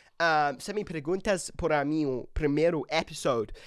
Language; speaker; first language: Portuguese; non-native, learner; English